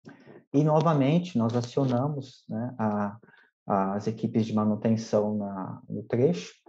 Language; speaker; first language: Portuguese; native; Portuguese